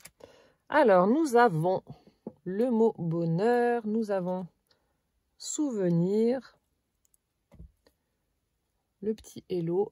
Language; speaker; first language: French; native; French